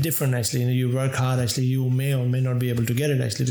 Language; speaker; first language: English; non-native, local second language; Urdu